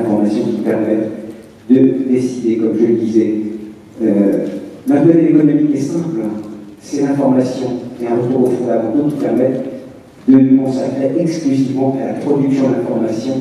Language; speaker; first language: French; native; French